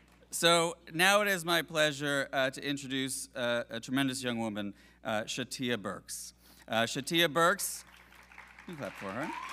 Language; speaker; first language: English; native; English